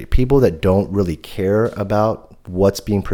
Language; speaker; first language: English; native; English